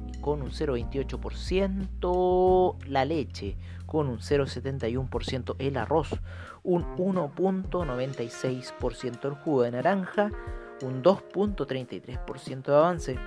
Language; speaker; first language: Spanish; native; Spanish